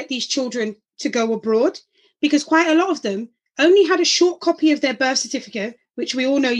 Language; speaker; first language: English; native; English